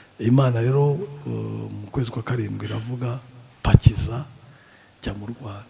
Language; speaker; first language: Kinyarwanda; native; Kinyarwanda